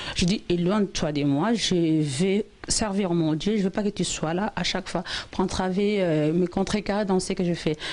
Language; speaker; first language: French; non-native, local second language; Lingala